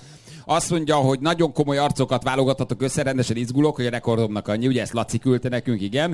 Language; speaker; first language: Hungarian; native; Hungarian